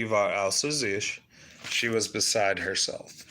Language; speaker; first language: German; non-native, learner; English